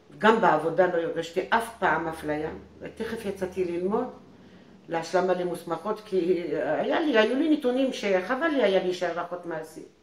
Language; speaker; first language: Hebrew; non-native, fluent; French